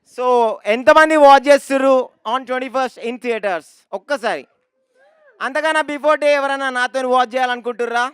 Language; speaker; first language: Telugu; native; Telugu